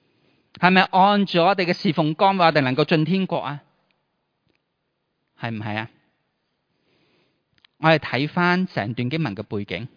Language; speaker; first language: Chinese; native; Chinese